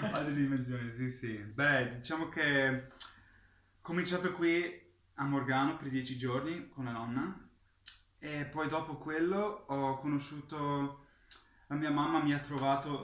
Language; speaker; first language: Italian; early bilingual, heritage; English